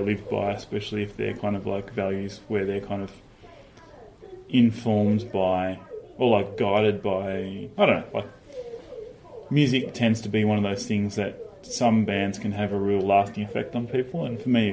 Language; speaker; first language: English; native; English